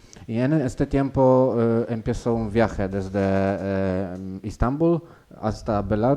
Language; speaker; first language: Spanish; non-native, learner; Polish